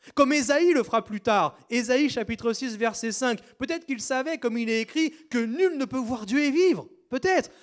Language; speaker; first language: French; native; French